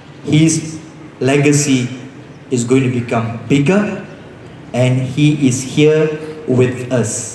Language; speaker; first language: English; non-native, local second language; Tamil